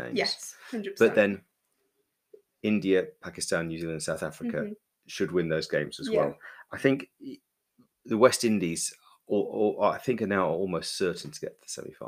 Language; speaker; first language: English; native; English